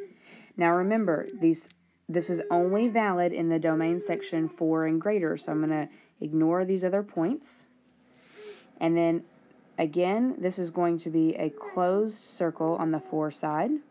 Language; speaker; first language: English; native; English